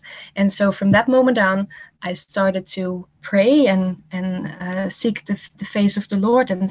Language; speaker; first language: English; non-native, fluent; Dutch